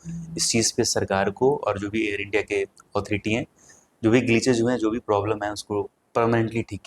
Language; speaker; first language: Hindi; native; Hindi